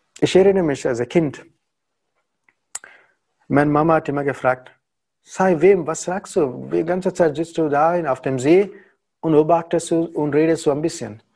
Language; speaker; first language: German; non-native, learner; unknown